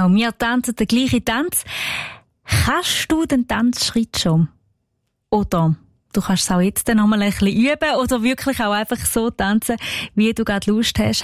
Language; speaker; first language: German; native; German